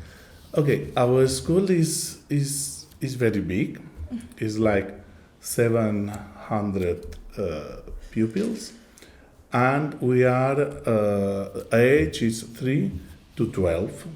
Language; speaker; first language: English; non-native, learner; Catalan